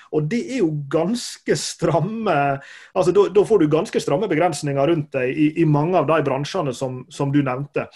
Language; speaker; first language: Norwegian; native; Norwegian